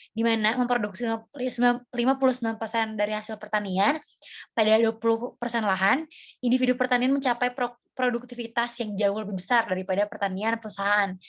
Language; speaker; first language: Indonesian; native; Indonesian